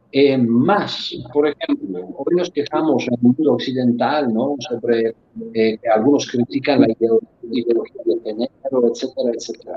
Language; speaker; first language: Spanish; non-native, fluent; Polish